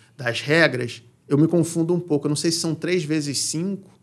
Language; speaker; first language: Portuguese; native; Portuguese